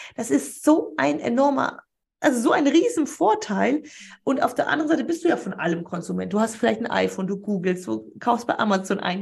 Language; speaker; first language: German; early bilingual, other home language; Polish